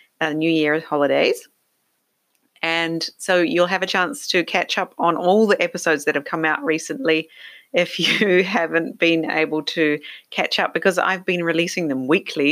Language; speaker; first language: English; native; English